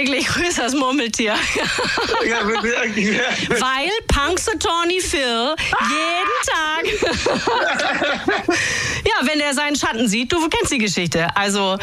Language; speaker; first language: German; native; German